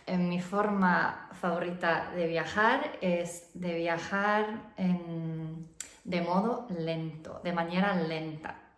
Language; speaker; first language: Spanish; non-native, fluent; English